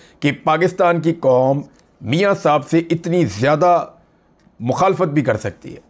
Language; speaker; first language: Urdu; native; Urdu